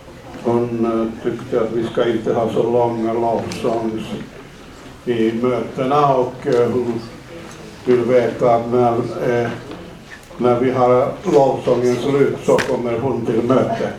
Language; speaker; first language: Swedish; non-native, fluent; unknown